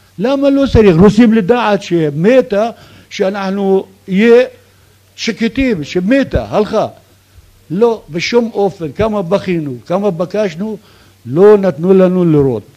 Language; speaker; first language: Hebrew; non-native, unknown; Kurdish